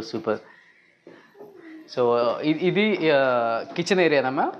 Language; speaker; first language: Telugu; native; Telugu